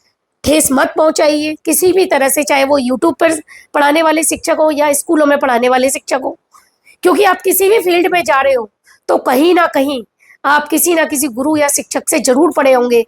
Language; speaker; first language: Hindi; native; Hindi